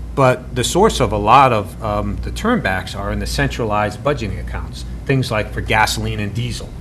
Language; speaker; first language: English; native; English